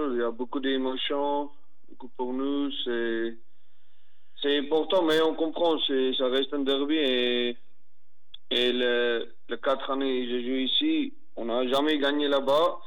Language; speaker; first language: French; non-native, fluent; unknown